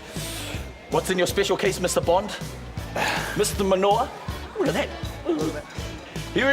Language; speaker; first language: English; native; English